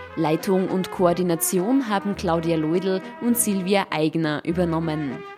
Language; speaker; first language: German; native; German